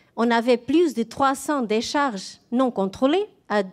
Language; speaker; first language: French; non-native, fluent; Portuguese